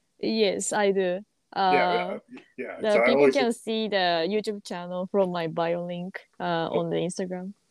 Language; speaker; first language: English; non-native, learner; Japanese